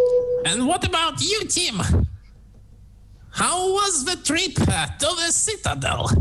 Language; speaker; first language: English; non-native, fluent; Russian